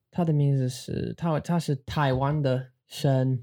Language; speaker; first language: Chinese; non-native, learner; English